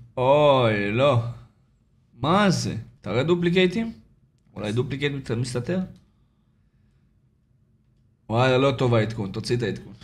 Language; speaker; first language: Hebrew; native; Hebrew